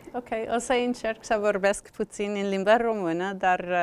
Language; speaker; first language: Romanian; non-native, learner; English